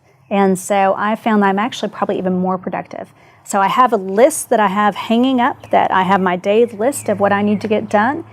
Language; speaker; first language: English; native; English